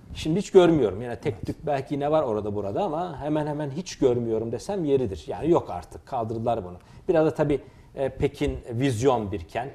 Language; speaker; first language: Turkish; native; Turkish